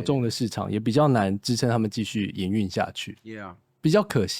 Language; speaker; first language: Chinese; native; Chinese